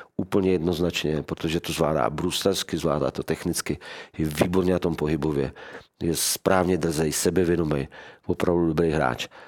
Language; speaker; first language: Czech; native; Czech